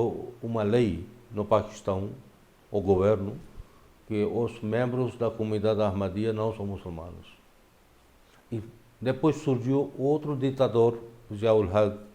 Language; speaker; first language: Portuguese; non-native, fluent; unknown